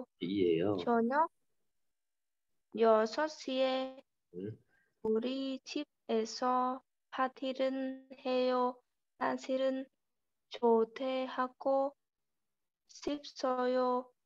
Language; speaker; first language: Korean; non-native, learner; Vietnamese